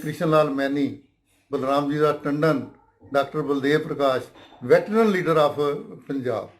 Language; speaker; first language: Hindi; non-native, local second language; Punjabi